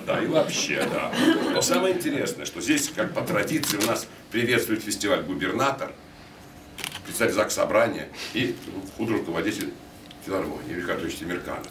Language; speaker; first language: Russian; native; Russian